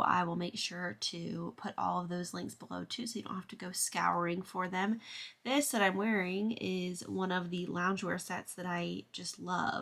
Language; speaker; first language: English; native; English